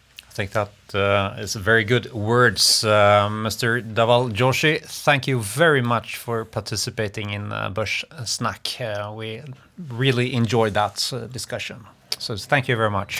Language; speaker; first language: English; non-native, fluent; Swedish